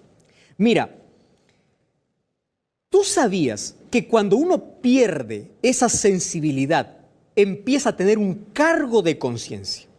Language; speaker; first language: Spanish; native; Spanish